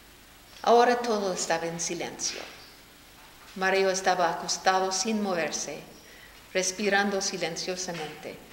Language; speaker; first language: Spanish; non-native, fluent; English